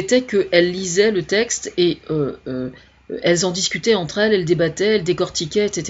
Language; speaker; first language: French; native; French